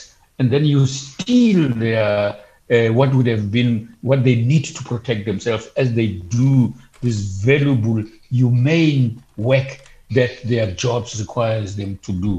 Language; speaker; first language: English; non-native, local second language; Southern Sotho